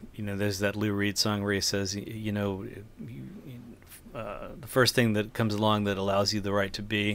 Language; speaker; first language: English; native; English